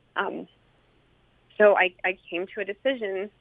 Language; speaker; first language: English; native; English